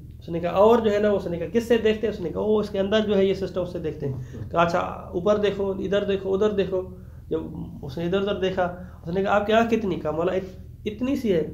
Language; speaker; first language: Urdu; non-native, local second language; Sindhi